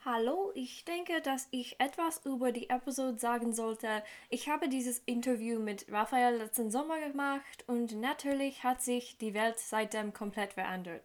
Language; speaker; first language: German; non-native, fluent; English